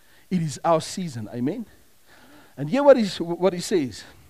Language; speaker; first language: English; non-native, local second language; Afrikaans